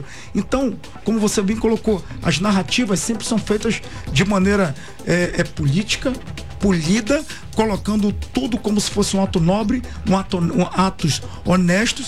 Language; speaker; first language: Portuguese; native; Portuguese